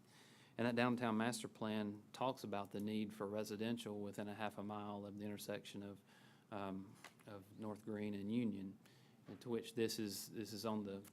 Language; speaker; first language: English; native; English